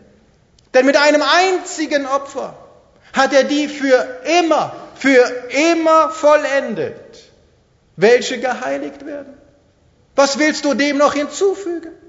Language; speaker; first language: German; native; German